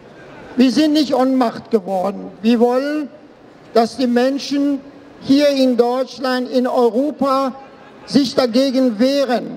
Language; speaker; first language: German; non-native, fluent; Persian